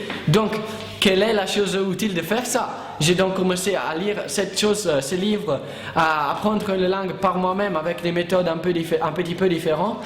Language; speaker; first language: French; non-native, learner; Italian